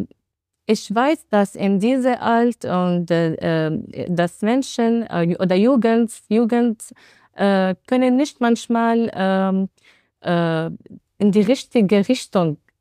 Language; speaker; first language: German; non-native, learner; Arabic